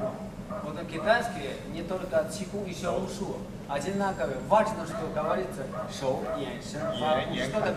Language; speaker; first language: Russian; non-native, learner; Chinese